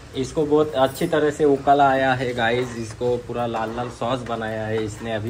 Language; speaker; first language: Hindi; non-native, local second language; Marathi